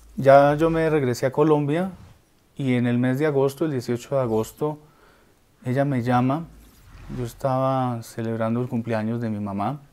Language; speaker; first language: Spanish; native; Spanish